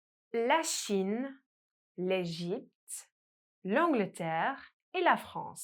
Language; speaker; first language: French; non-native, fluent; English